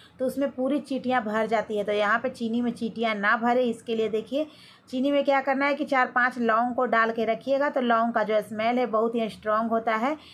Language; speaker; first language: Hindi; native; Hindi